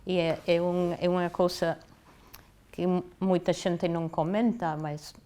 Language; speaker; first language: Galician; non-native, fluent; English